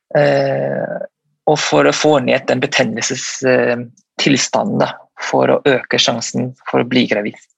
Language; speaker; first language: Norwegian; non-native, fluent; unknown